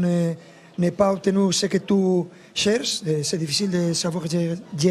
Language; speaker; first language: French; non-native, fluent; Spanish